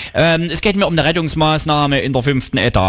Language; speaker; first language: German; native; German